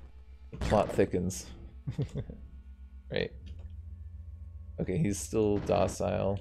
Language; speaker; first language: English; native; English